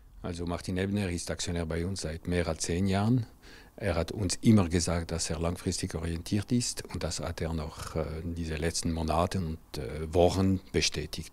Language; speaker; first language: German; non-native, local second language; French